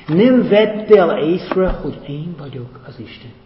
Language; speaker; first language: Hungarian; non-native, fluent; English